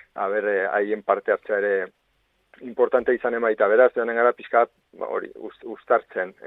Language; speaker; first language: Basque; non-native, local second language; Spanish